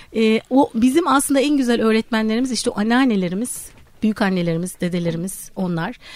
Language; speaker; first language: Turkish; native; Turkish